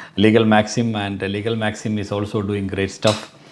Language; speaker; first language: English; non-native, local second language; Malayalam